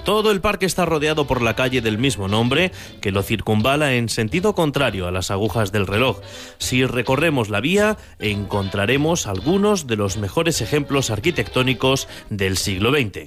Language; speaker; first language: Spanish; native; Spanish